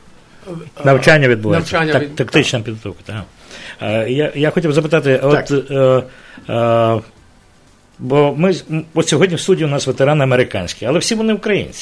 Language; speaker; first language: Ukrainian; native; Ukrainian